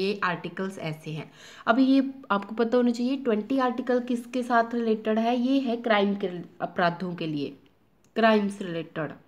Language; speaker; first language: Hindi; native; Hindi